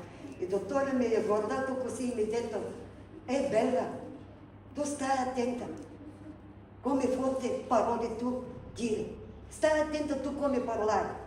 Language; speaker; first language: Italian; non-native, learner; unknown